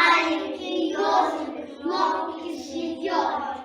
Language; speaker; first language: Russian; native; Russian